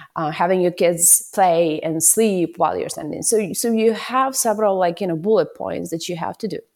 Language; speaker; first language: English; non-native, fluent; Ukrainian